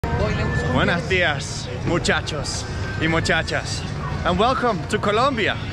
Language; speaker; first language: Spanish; non-native, fluent; Danish